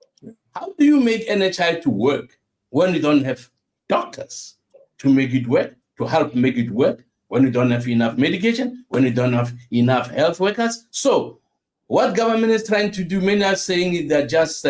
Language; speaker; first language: English; non-native, local second language; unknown